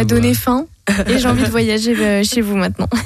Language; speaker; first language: French; native; French